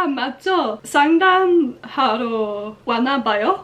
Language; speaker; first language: Korean; non-native, learner; English